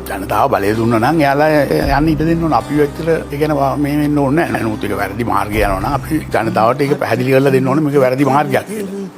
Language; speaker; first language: Sinhala; native; Sinhala